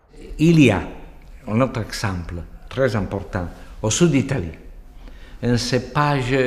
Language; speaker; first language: French; non-native, fluent; Italian